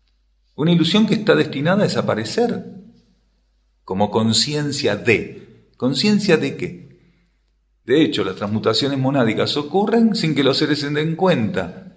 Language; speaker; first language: Spanish; native; Spanish